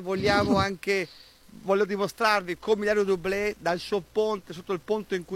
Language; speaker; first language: Italian; native; Italian